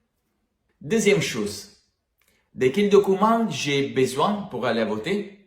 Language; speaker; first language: French; non-native, learner; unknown